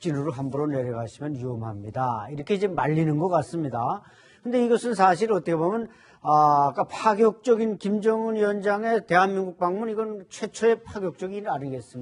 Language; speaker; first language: Korean; native; Korean